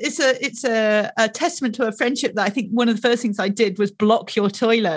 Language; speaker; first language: English; native; English